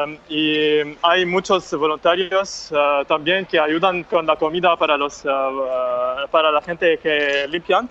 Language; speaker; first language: Spanish; non-native, fluent; Arabic